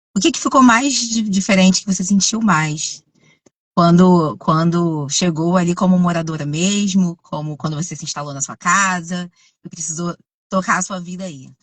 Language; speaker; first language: Portuguese; native; Portuguese